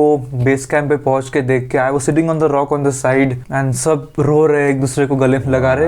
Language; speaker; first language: Hindi; native; Hindi